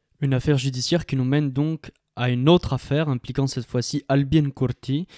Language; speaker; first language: French; native; French